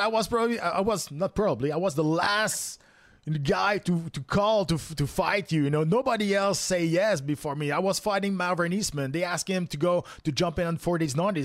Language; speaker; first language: English; non-native, fluent; French